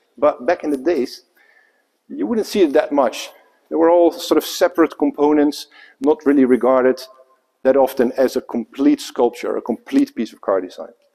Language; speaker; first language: English; non-native, fluent; Dutch